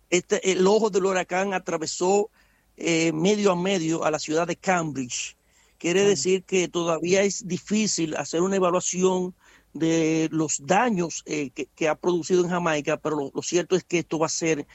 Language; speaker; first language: Spanish; native; Spanish